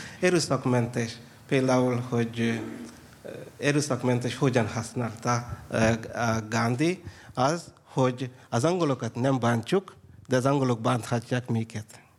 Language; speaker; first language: Hungarian; non-native, fluent; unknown